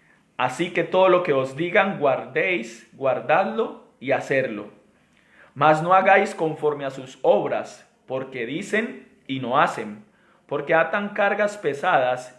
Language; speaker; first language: Spanish; native; Spanish